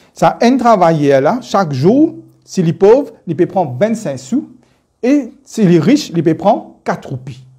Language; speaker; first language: French; non-native, local second language; Morisyen